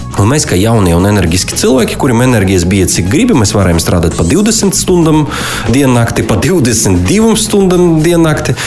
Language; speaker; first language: Latvian; non-native, local second language; Russian